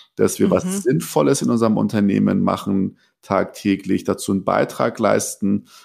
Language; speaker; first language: German; early bilingual, other home language; Persian